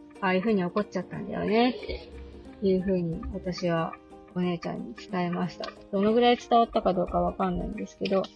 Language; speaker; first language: Japanese; native; Japanese